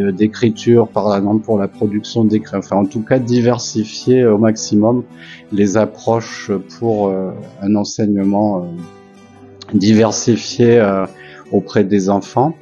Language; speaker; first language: French; native; French